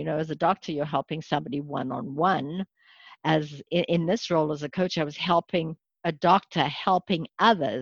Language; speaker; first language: English; native; English